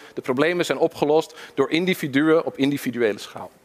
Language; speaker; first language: Dutch; early bilingual, other home language; English